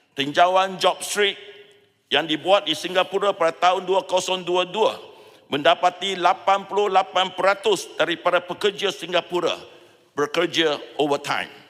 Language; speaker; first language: Malay; non-native, local second language; Chinese